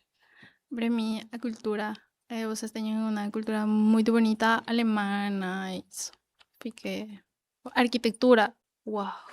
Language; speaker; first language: Portuguese; non-native, learner; Spanish